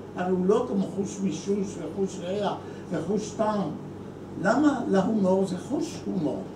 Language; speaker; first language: Hebrew; early bilingual, other home language; Arabic